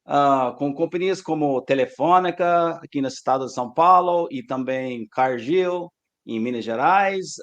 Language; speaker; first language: Portuguese; non-native, learner; English